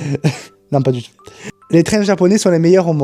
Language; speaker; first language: French; native; French